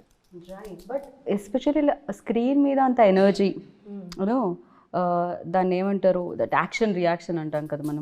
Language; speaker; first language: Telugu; native; Telugu